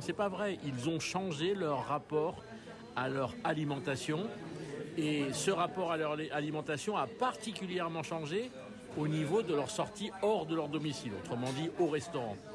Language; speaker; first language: French; native; French